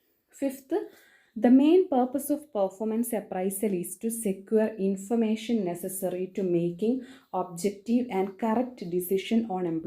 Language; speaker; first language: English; non-native, local second language; Malayalam